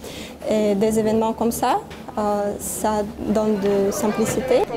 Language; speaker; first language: French; non-native, fluent; Russian